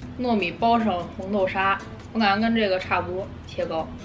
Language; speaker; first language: Chinese; native; Chinese